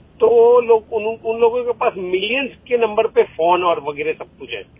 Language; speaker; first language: Hindi; non-native, local second language; Gujarati